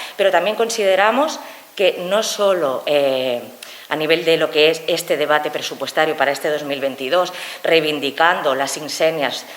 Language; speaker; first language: Spanish; native; Spanish